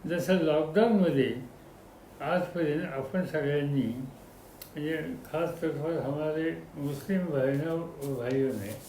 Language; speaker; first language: Hindi; non-native, local second language; Marathi